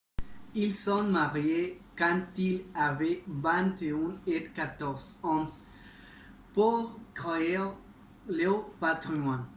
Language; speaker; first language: French; non-native, learner; Spanish